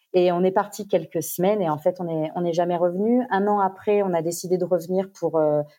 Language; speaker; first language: French; native; French